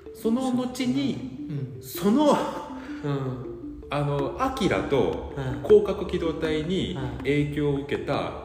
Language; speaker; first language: Japanese; early bilingual, other home language; Korean